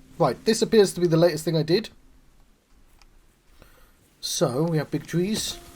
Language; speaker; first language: English; native; English